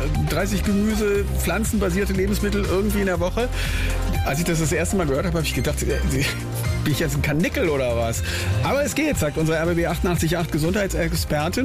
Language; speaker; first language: German; native; German